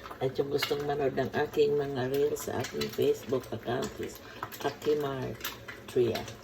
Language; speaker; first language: Filipino; non-native, local second language; Bikol